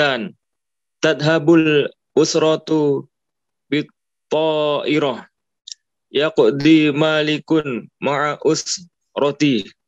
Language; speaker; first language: Arabic; non-native, learner; Indonesian